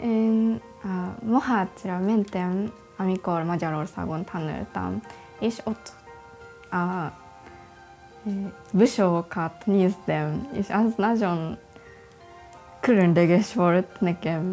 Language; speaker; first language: Hungarian; non-native, learner; Japanese